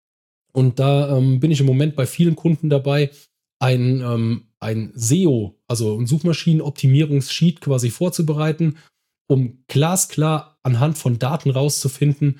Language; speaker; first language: German; native; German